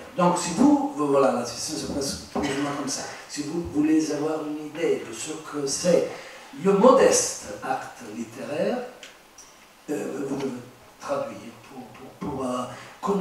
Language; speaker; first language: French; non-native, fluent; Italian